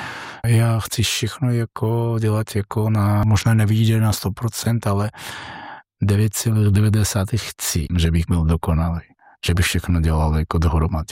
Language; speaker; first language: Czech; non-native, learner; Georgian